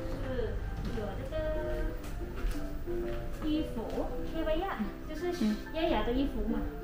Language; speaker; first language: Chinese; non-native, learner; Thai